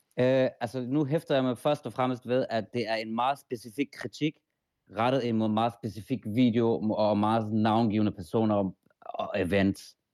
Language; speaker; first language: Danish; early bilingual, other home language; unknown